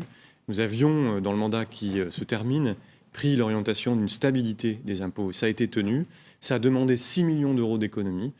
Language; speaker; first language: French; native; French